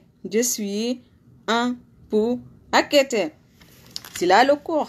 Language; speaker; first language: French; non-native, learner; Arabic